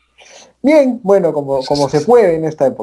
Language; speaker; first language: Spanish; native; Spanish